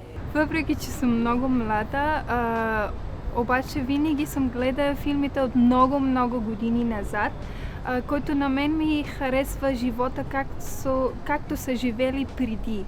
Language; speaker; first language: Bulgarian; non-native, learner; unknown